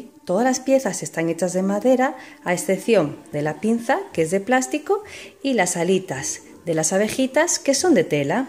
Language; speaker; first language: Spanish; native; Spanish